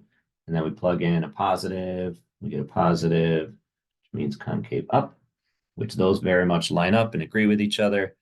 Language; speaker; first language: English; native; English